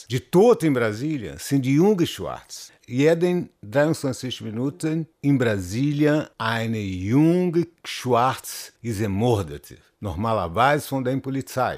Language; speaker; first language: German; non-native, learner; Portuguese